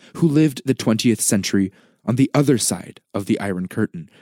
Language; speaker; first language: English; native; English